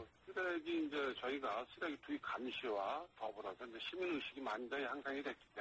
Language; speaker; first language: Korean; native; Korean